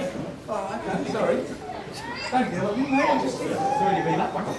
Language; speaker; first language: English; native; English